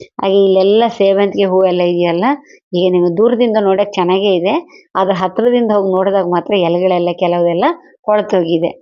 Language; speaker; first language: Kannada; native; Kannada